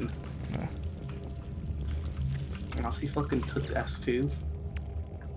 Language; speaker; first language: English; native; English